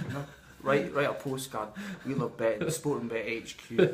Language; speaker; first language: English; native; English